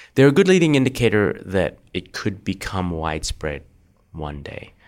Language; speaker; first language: English; native; English